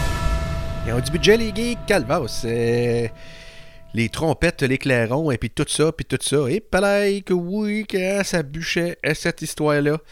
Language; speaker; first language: French; native; French